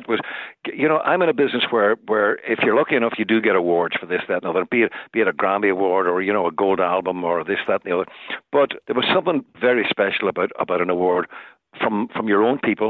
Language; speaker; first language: English; native; English